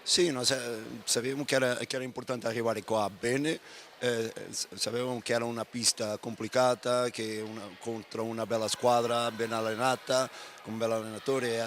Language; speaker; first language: Italian; non-native, fluent; Portuguese